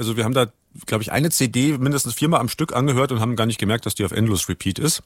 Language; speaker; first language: German; native; German